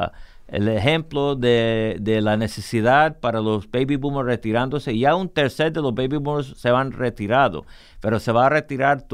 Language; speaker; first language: Spanish; early bilingual, heritage; English